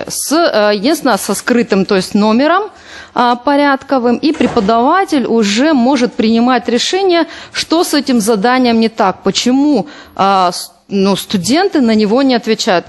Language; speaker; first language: Russian; native; Russian